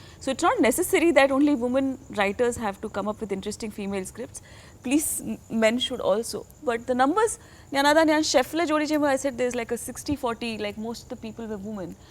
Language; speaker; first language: English; non-native, local second language; Tamil